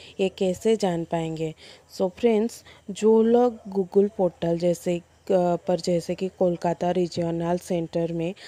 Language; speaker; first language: Hindi; non-native, local second language; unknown